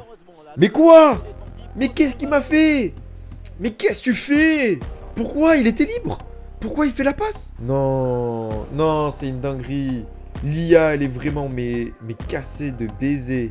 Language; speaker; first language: French; native; French